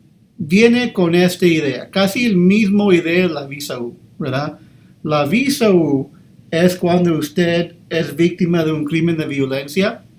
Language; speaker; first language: Spanish; early bilingual, heritage; English